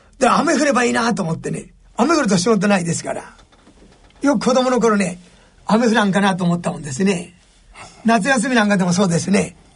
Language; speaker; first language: Japanese; native; Japanese